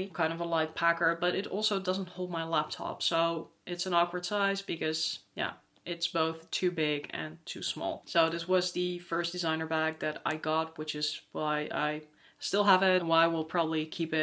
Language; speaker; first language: English; non-native, fluent; Dutch